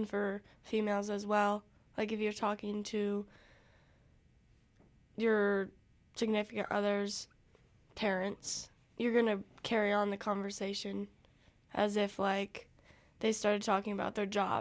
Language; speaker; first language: English; native; English